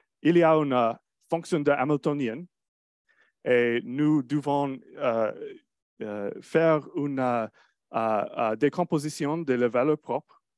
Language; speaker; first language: French; non-native, learner; English